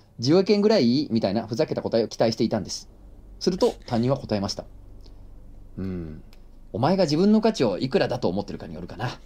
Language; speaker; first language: Japanese; native; Japanese